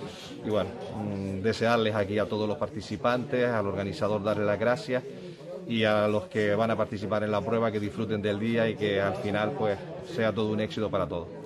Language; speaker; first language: Spanish; native; Spanish